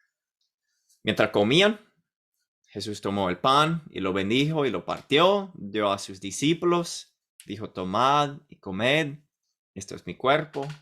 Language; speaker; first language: Spanish; non-native, fluent; English